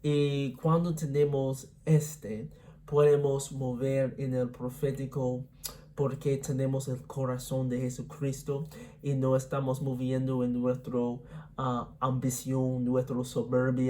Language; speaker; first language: Spanish; non-native, learner; English